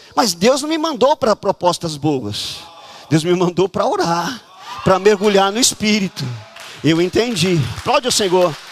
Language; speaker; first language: Portuguese; native; Portuguese